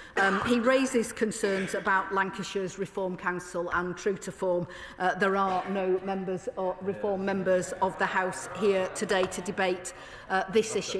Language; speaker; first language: English; native; English